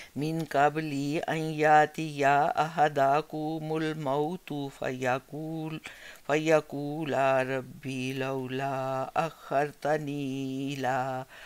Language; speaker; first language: Arabic; non-native, learner; Hindi